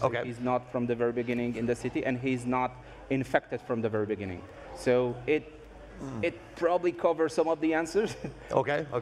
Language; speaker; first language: English; non-native, fluent; Polish